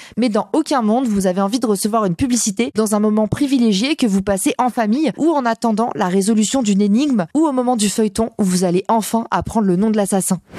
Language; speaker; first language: French; native; French